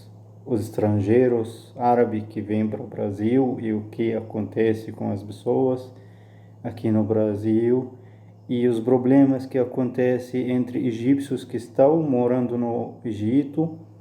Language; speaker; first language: Portuguese; non-native, fluent; Arabic